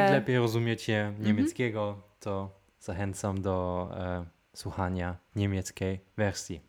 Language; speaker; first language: Polish; non-native, fluent; German